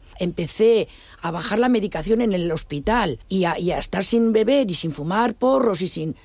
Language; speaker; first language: Spanish; native; Spanish